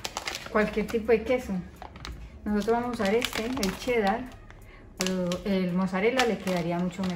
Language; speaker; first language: Spanish; native; Spanish